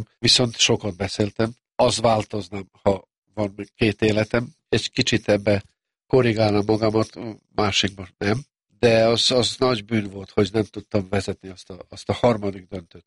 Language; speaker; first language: Hungarian; non-native, local second language; Serbian